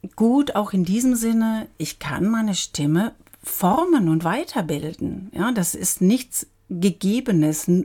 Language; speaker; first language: German; native; German